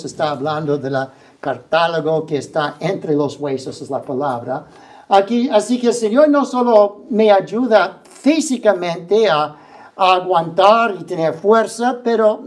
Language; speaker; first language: Spanish; non-native, fluent; English